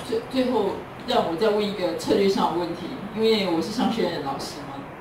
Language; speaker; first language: Chinese; native; Chinese